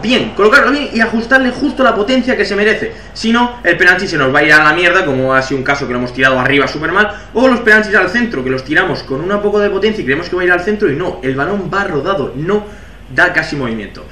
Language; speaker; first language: Spanish; native; Spanish